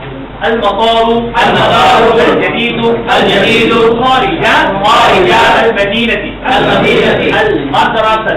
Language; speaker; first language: Arabic; non-native, fluent; Bangla